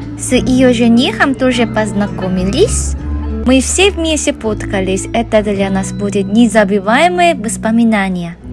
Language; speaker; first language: Russian; non-native, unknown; Korean